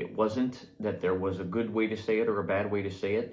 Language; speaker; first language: English; native; English